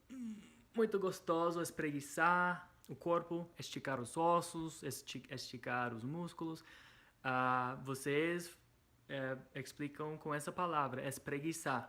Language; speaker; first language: Portuguese; non-native, fluent; English